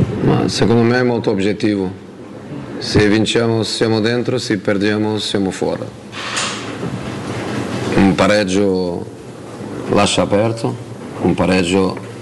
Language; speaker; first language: Italian; non-native, fluent; Portuguese